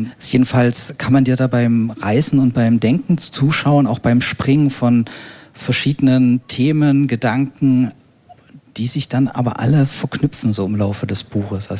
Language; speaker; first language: German; native; German